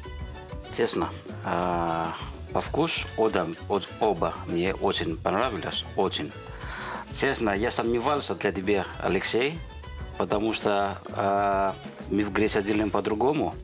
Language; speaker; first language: Russian; non-native, learner; Greek